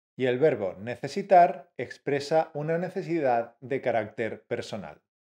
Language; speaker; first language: Spanish; native; Spanish